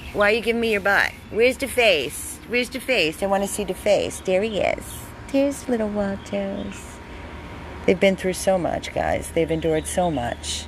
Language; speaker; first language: English; native; English